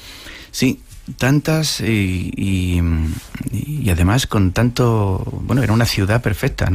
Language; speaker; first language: Spanish; native; Spanish